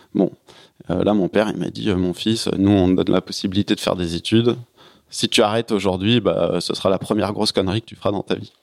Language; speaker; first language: French; native; French